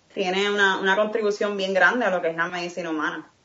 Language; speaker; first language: Spanish; native; Spanish